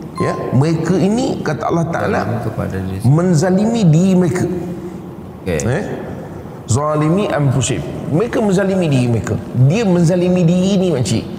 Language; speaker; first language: Malay; native; Malay